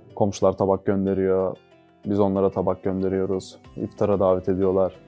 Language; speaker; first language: Turkish; early bilingual, other home language; Uzbek